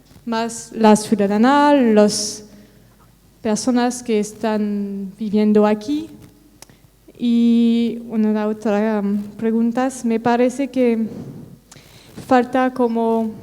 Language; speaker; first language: Spanish; non-native, learner; French